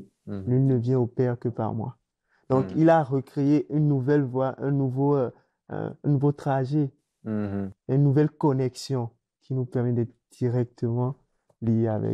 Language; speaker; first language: French; native; French